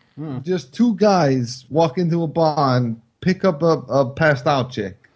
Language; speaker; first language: English; non-native, fluent; Icelandic